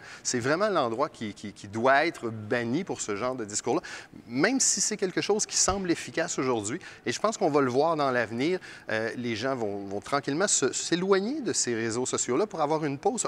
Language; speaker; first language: French; native; French